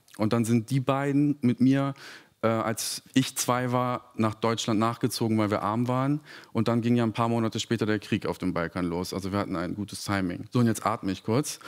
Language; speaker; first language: German; early bilingual, other home language; Serbian